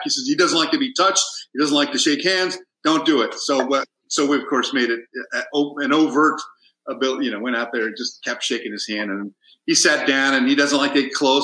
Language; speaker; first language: English; early bilingual, other home language; Spanish